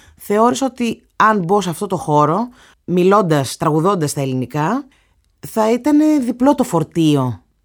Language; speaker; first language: Greek; native; Greek